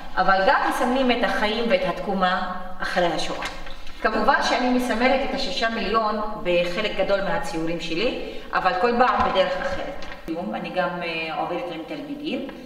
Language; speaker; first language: Hebrew; non-native, local second language; Arabic